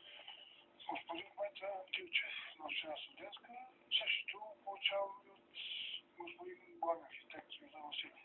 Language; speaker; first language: Bulgarian; native; Bulgarian